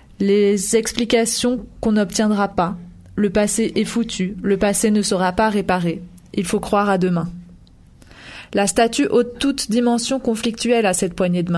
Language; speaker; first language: French; native; French